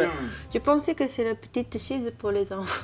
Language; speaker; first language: French; non-native, learner; Japanese